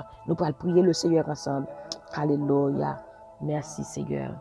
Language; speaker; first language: French; non-native, local second language; Haitian Creole